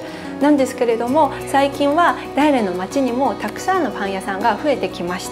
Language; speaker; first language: Japanese; non-native, fluent; Chinese